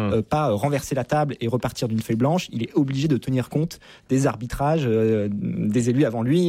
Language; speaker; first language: French; native; French